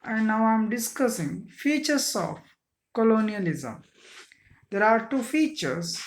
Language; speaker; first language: English; non-native, local second language; Kannada